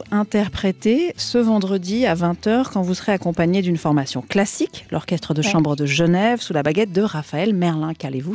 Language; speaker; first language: French; native; French